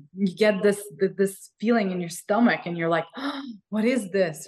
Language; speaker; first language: English; non-native, fluent; Ukrainian